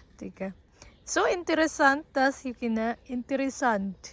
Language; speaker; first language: German; non-native, learner; Cebuano